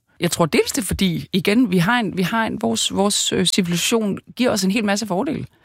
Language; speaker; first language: Danish; native; Danish